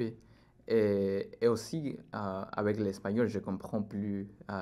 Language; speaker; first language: French; non-native, learner; Spanish